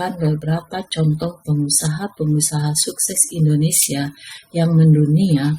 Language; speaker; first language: Indonesian; native; Indonesian